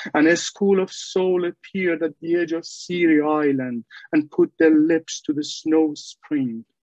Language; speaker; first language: English; non-native, fluent; Persian